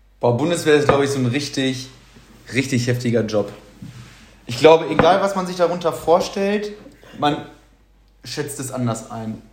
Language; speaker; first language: German; native; German